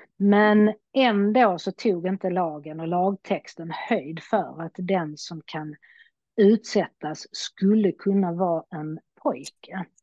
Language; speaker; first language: Swedish; native; Swedish